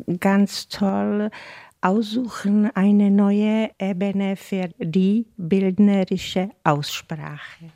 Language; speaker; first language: German; non-native, fluent; Czech